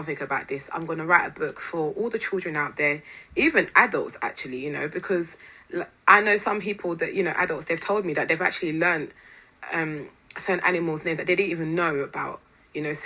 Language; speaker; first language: English; non-native, fluent; Lingala